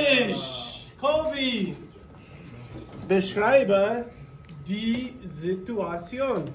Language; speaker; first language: German; non-native, fluent; English